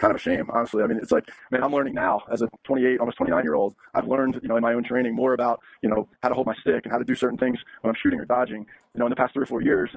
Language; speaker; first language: English; native; English